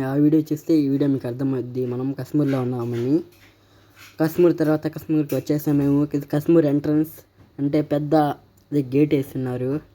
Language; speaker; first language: Telugu; non-native, local second language; Urdu